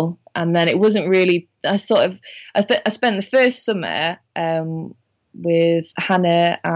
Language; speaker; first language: English; native; English